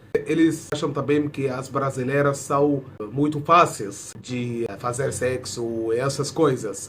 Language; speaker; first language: Portuguese; non-native, fluent; Arabic